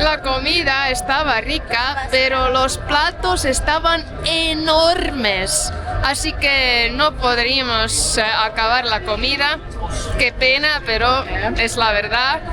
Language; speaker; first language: Spanish; non-native, fluent; Portuguese